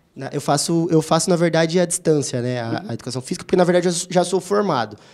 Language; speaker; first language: Portuguese; native; Portuguese